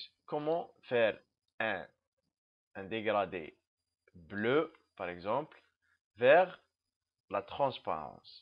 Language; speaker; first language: French; non-native, local second language; Arabic